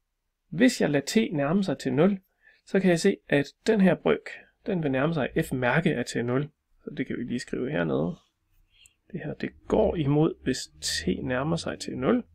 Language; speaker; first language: Danish; native; Danish